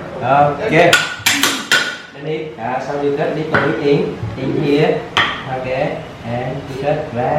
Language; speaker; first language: English; non-native, local second language; Vietnamese